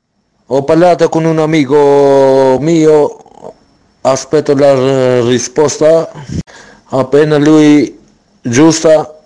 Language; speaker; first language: Italian; non-native, learner; Arabic